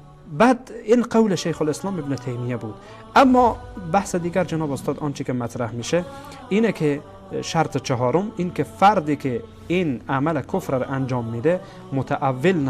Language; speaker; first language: Persian; native; Persian